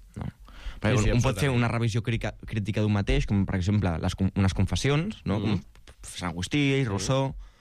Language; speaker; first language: Catalan; native; Catalan